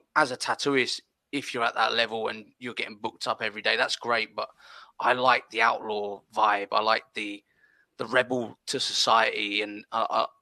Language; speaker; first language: English; early bilingual, other home language; Spanish